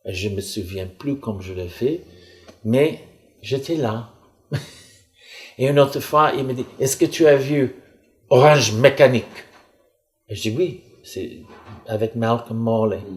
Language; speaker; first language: French; non-native, fluent; English